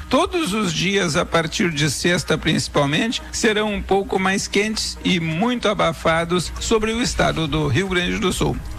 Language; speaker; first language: Portuguese; native; Portuguese